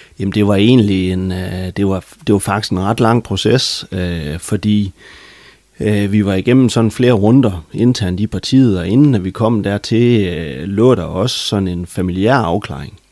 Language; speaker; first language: Danish; native; Danish